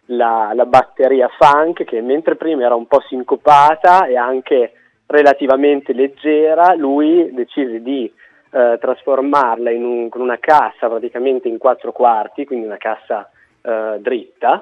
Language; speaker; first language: Italian; native; Italian